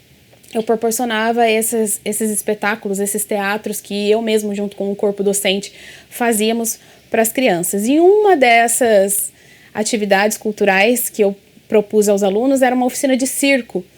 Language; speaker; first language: Portuguese; native; Portuguese